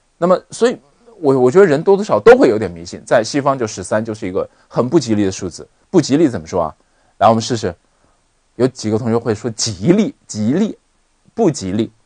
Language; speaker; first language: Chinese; native; Chinese